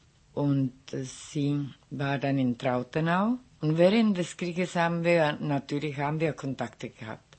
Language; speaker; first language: German; non-native, local second language; Czech